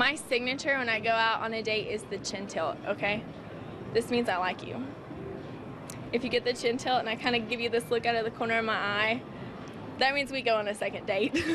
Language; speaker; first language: English; native; English